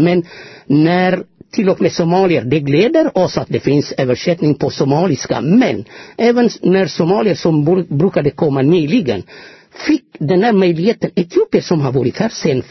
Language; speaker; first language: Swedish; non-native, fluent; Amharic